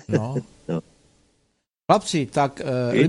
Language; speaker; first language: Czech; native; Czech